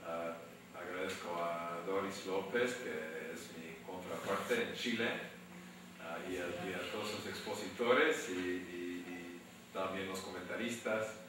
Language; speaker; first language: Spanish; non-native, fluent; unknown